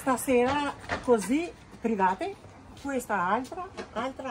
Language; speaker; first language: Italian; non-native, learner; Albanian